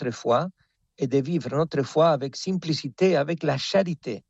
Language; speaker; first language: French; non-native, fluent; Spanish